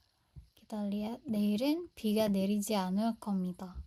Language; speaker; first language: Korean; non-native, fluent; Indonesian